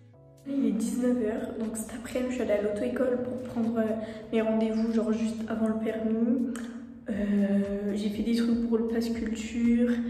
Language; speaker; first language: French; native; French